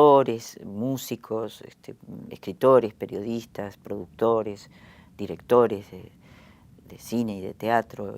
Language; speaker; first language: Spanish; native; Spanish